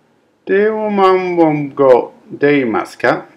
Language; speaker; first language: Japanese; non-native, learner; English